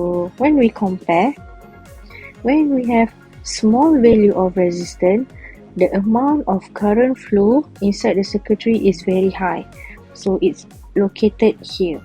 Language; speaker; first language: English; non-native, local second language; Malay